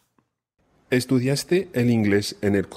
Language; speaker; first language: Spanish; non-native, fluent; English